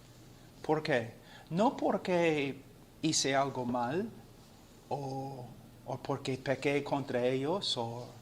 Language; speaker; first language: Spanish; non-native, fluent; English